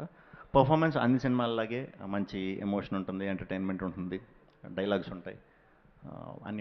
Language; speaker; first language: Telugu; native; Telugu